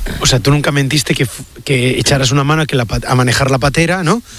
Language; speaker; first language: Spanish; native; Spanish